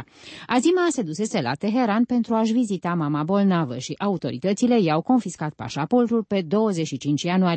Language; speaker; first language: Romanian; native; Romanian